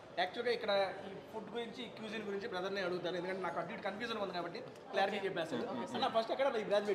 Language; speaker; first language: Telugu; native; Telugu